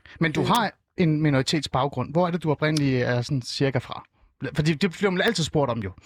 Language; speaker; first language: Danish; early bilingual, other home language; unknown